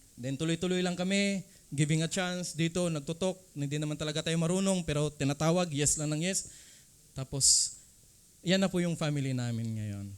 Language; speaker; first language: Filipino; non-native, local second language; Cebuano